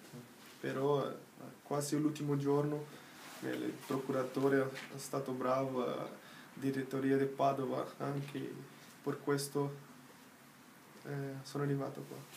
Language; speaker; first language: Italian; non-native, learner; Portuguese